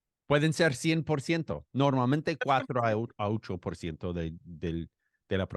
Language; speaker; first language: Spanish; non-native, fluent; English